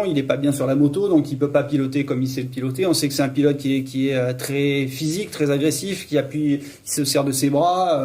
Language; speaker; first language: French; native; French